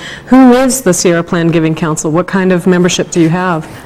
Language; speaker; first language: English; native; English